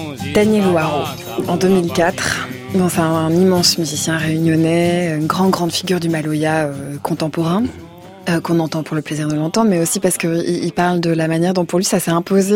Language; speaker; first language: French; native; French